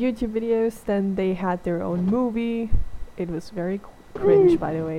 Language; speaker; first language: English; non-native, fluent; German